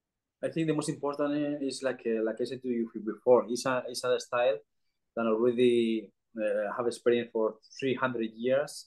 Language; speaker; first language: English; non-native, learner; Spanish